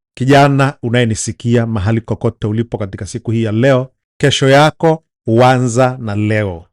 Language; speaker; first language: Swahili; native; Swahili